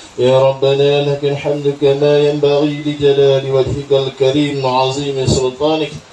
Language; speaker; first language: Arabic; non-native, fluent; Malay